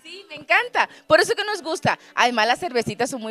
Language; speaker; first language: Spanish; native; Spanish